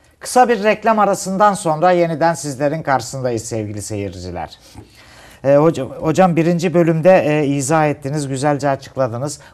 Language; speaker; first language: Turkish; native; Turkish